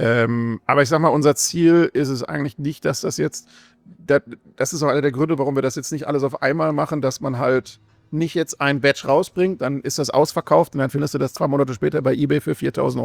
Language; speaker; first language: German; native; German